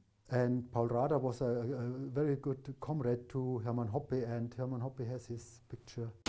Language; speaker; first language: English; non-native, fluent; German